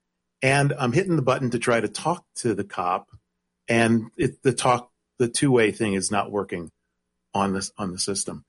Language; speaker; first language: English; native; English